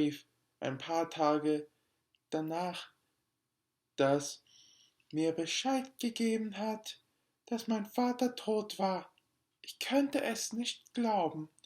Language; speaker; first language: German; non-native, learner; English